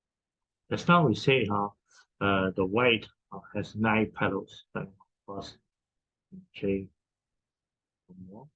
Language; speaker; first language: English; non-native, fluent; Chinese